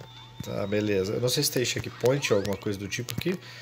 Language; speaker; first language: Portuguese; native; Portuguese